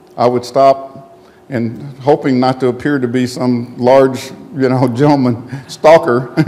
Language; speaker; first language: English; native; English